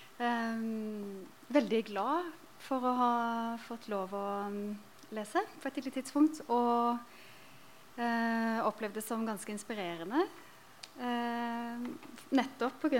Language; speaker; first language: Norwegian; native; Norwegian